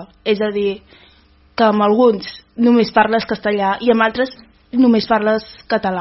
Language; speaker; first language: Catalan; early bilingual, other home language; Wolof